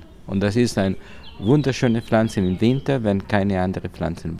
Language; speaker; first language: German; non-native, learner; Italian